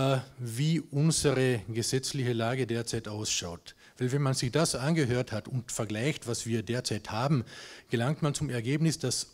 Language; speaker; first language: German; non-native, local second language; Slovenian